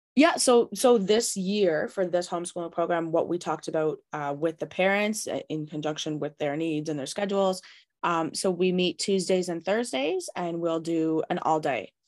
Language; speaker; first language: English; native; English